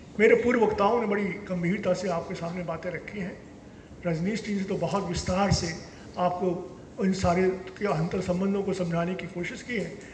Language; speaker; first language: Hindi; native; Hindi